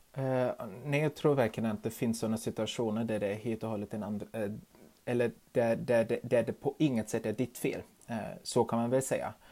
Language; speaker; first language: Swedish; non-native, fluent; German